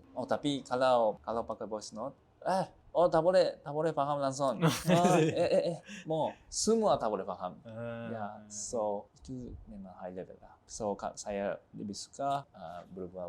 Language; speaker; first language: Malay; non-native, fluent; Japanese